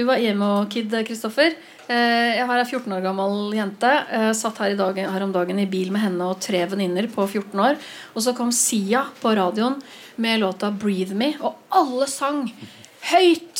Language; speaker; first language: Norwegian; native; Norwegian